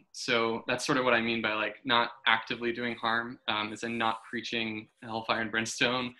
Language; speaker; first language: English; native; English